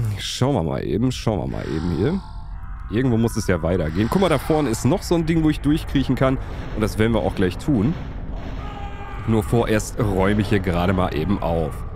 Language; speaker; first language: German; native; German